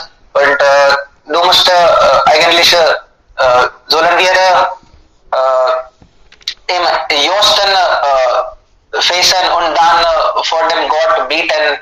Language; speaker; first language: German; non-native, learner; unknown